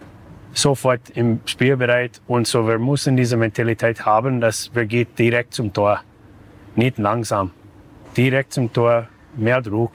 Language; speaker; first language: German; non-native, learner; English